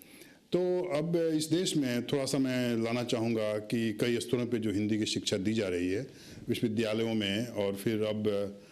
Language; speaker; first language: Hindi; native; Hindi